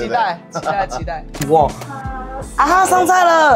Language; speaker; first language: Chinese; native; Chinese